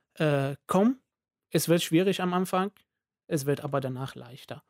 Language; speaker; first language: German; non-native, fluent; Arabic